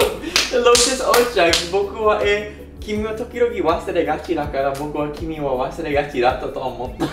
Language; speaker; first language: Japanese; non-native, learner; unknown